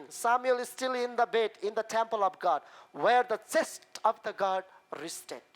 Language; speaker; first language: English; non-native, local second language; Nepali